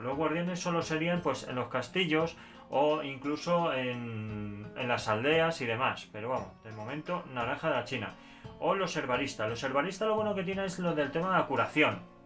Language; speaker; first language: Spanish; native; Spanish